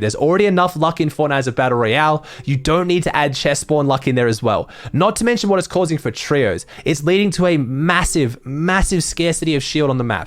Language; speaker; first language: English; native; English